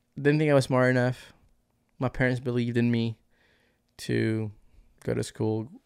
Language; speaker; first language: English; early bilingual, other home language; Spanish